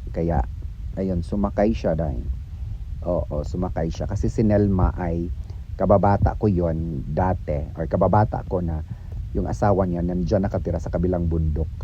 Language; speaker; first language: Filipino; non-native, local second language; Cebuano